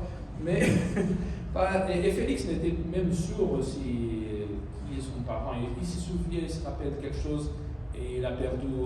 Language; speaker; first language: French; non-native, learner; Spanish